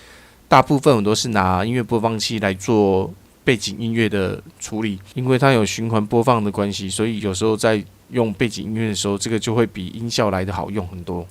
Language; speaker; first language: Chinese; native; Chinese